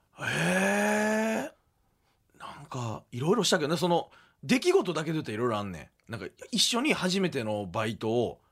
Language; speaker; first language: Japanese; native; Japanese